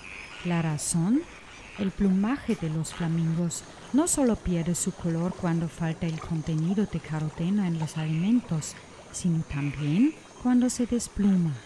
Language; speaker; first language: Spanish; non-native, fluent; German